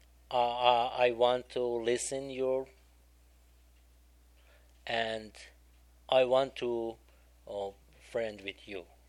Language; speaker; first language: English; non-native, learner; Persian